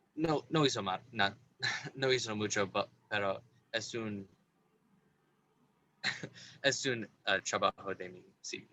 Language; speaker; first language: Spanish; non-native, learner; English